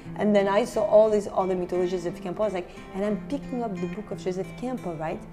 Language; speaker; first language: English; non-native, fluent; French